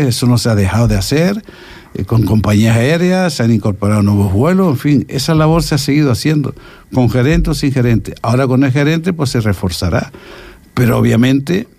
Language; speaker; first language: Spanish; native; Spanish